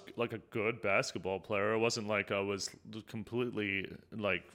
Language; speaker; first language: English; early bilingual, other home language; Hindi